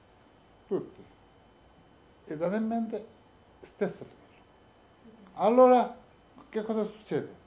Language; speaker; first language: Italian; non-native, learner; Tibetan